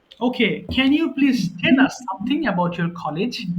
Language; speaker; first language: English; non-native, local second language; Bangla